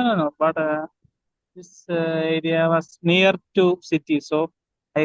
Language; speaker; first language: English; non-native, learner; Malayalam